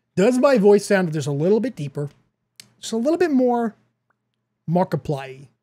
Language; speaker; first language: English; native; English